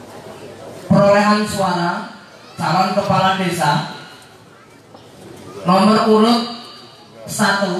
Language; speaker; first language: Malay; non-native, local second language; Javanese